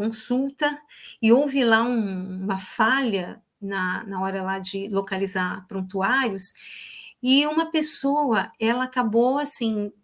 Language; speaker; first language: Portuguese; native; Portuguese